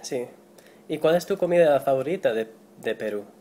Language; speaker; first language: Spanish; non-native, learner; English